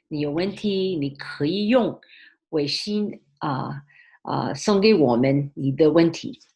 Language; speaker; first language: Chinese; early bilingual, heritage; Chinese